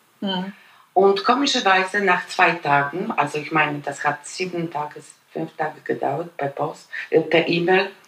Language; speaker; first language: German; non-native, fluent; Polish